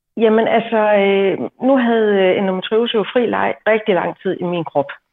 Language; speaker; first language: Danish; native; Danish